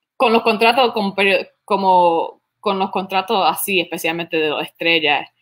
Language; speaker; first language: Spanish; early bilingual, heritage; Spanish